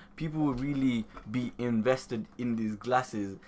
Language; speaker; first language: English; early bilingual, other home language; Nepali